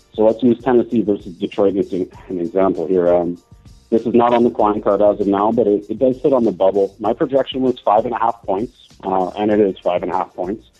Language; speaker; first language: English; native; English